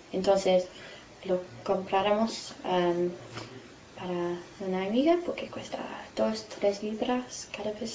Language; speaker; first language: Spanish; non-native, learner; English